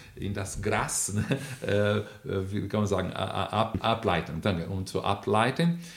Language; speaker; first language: German; non-native, fluent; Portuguese